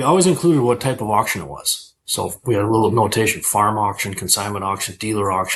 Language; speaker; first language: English; native; English